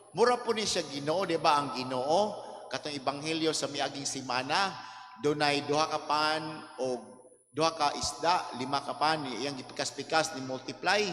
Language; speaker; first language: Cebuano; native; Cebuano